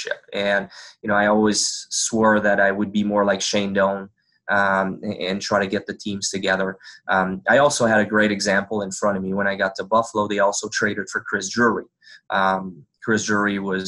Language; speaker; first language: English; non-native, fluent; French